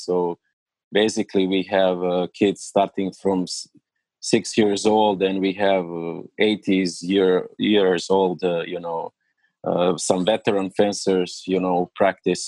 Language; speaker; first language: English; non-native, learner; Serbian